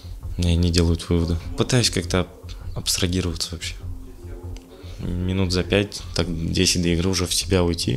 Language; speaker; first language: Russian; native; Russian